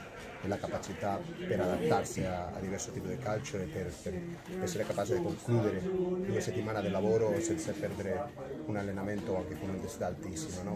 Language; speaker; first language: Italian; non-native, fluent; Spanish